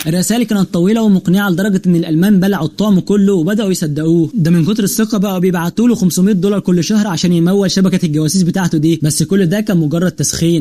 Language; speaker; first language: Arabic; native; Arabic